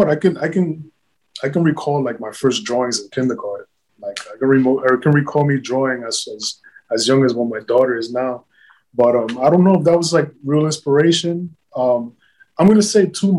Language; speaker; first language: English; native; English